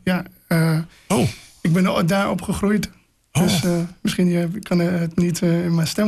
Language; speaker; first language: Dutch; non-native, fluent; English